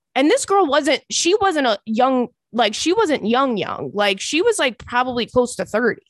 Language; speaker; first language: English; native; English